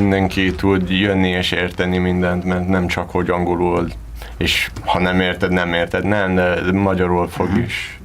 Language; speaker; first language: Hungarian; non-native, learner; English